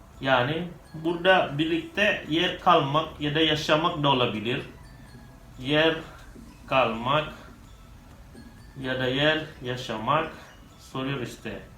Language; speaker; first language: Turkish; non-native, fluent; Indonesian